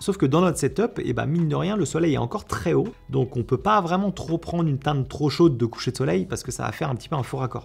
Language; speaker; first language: French; native; French